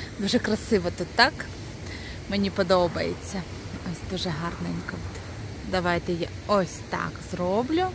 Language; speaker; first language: Ukrainian; non-native, local second language; Russian